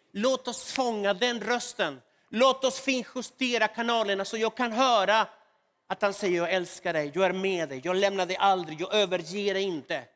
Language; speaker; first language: Swedish; non-native, fluent; Spanish